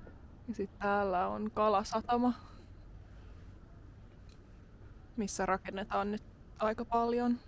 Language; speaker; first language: Finnish; native; Finnish